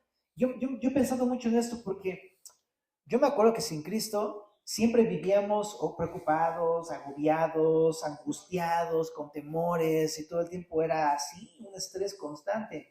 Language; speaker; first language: Spanish; native; Spanish